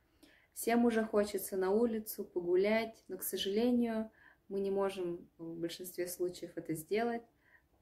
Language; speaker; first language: Russian; native; Russian